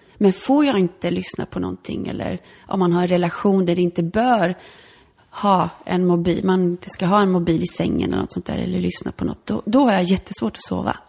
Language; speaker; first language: Swedish; early bilingual, other home language; Polish